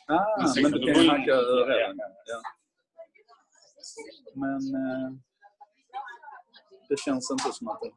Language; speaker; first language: Swedish; native; Swedish